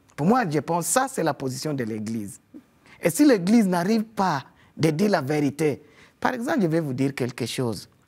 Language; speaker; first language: French; non-native, fluent; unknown